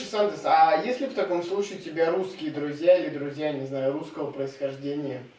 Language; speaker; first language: Russian; native; Russian